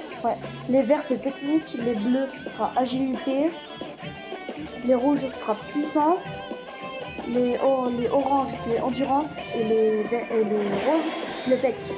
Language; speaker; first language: French; native; French